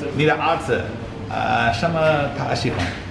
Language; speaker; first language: Chinese; non-native, learner; English